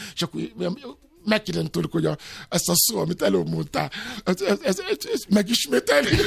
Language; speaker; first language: Hungarian; non-native, fluent; Yoruba